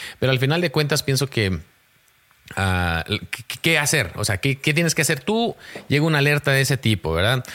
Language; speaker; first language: Spanish; early bilingual, heritage; Spanish